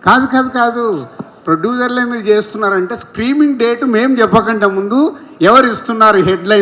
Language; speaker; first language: Telugu; native; Telugu